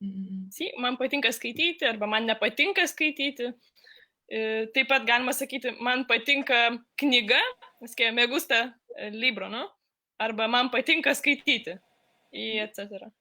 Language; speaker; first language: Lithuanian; non-native, learner; Spanish